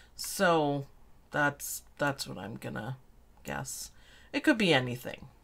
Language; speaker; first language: English; native; English